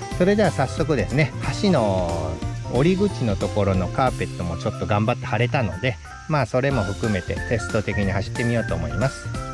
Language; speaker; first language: Japanese; native; Japanese